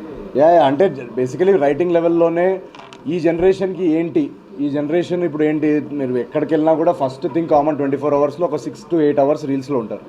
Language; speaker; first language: Telugu; native; Telugu